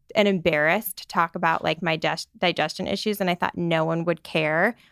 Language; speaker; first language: English; native; English